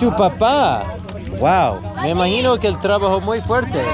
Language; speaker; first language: Spanish; non-native, learner; English